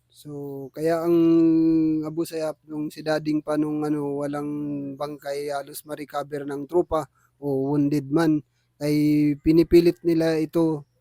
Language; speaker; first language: Filipino; non-native, local second language; Tausug